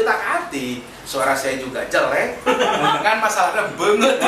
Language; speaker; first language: Indonesian; native; Indonesian